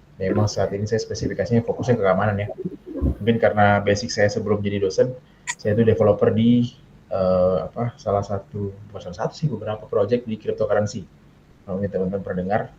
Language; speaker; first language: Indonesian; native; Indonesian